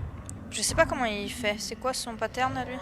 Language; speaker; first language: French; native; French